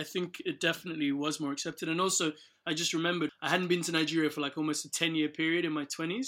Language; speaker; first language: English; non-native, local second language; Yoruba